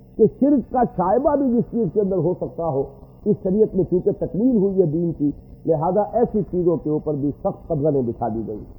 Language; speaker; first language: Urdu; native; Urdu